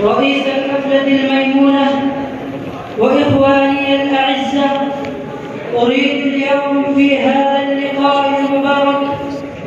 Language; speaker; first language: Arabic; non-native, learner; Urdu